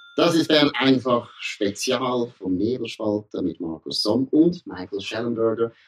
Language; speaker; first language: German; native; German